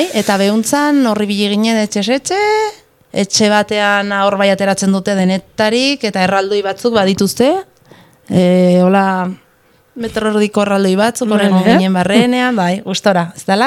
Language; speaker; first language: Basque; native; Basque